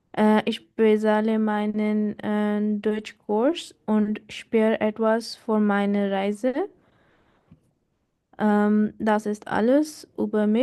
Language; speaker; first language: German; non-native, learner; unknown